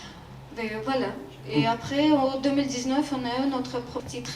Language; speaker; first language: French; non-native, learner; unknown